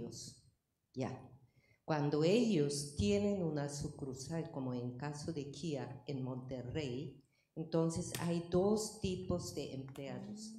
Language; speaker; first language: Spanish; non-native, fluent; Korean